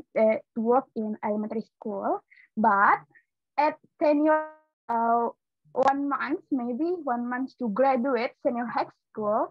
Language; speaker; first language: English; non-native, learner; Indonesian